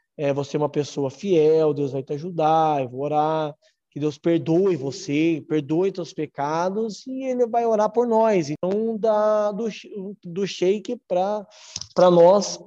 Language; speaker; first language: Portuguese; native; Portuguese